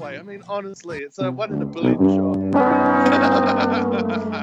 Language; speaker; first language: English; native; English